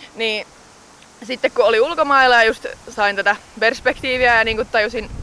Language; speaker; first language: Finnish; native; Finnish